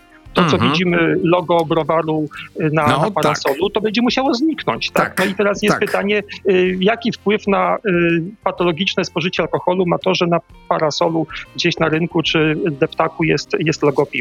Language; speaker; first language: Polish; native; Polish